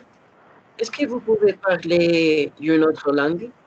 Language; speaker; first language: French; non-native, learner; Spanish